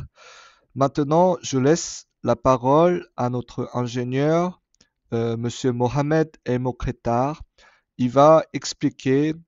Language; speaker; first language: French; non-native, fluent; Korean